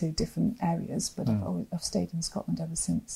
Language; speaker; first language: English; native; English